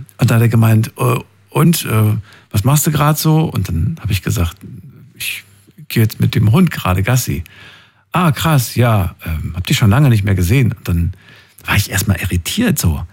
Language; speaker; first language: German; native; German